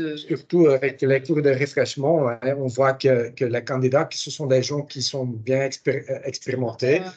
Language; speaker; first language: French; non-native, local second language; Dutch